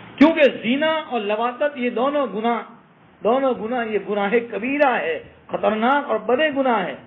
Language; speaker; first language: Urdu; non-native, local second language; Gujarati